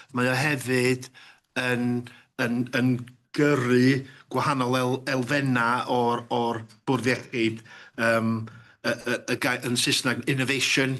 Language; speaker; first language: Welsh; native; Welsh